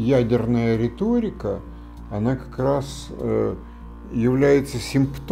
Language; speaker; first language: Polish; non-native, learner; Russian